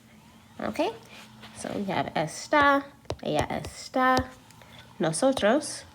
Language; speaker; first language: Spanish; non-native, learner; English